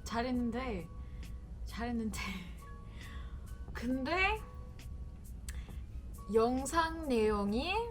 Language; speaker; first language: Korean; non-native, fluent; English